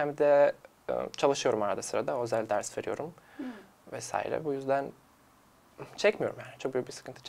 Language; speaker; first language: Turkish; non-native, fluent; Serbian